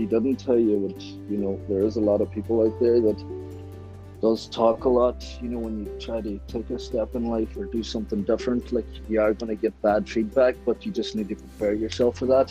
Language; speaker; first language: English; native; English